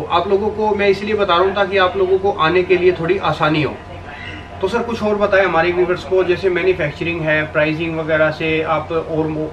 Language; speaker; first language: Hindi; native; Hindi